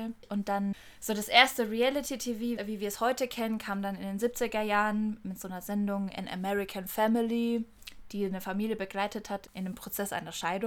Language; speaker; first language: German; native; German